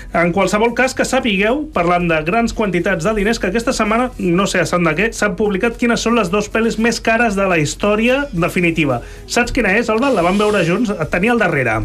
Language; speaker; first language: Catalan; native; Catalan